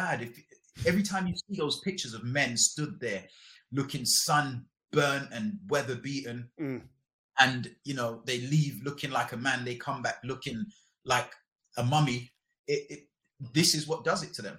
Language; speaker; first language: English; native; English